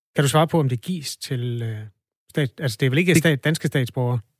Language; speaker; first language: Danish; native; Danish